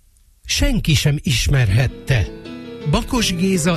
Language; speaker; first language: Hungarian; native; Hungarian